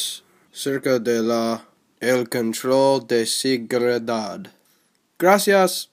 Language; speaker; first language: Spanish; non-native, learner; English